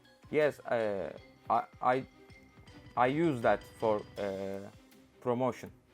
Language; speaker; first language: English; non-native, learner; Turkish